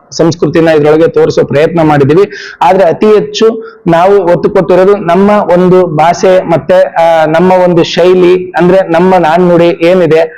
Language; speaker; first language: Kannada; native; Kannada